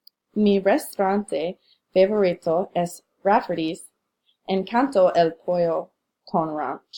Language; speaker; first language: Spanish; non-native, learner; English